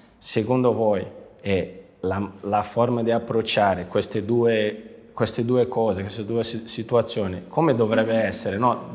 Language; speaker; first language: Italian; non-native, fluent; Portuguese